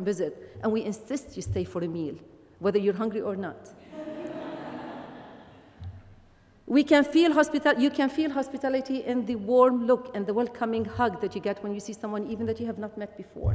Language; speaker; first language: English; non-native, fluent; Arabic